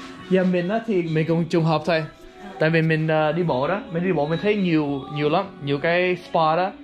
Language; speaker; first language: Vietnamese; early bilingual, heritage; Vietnamese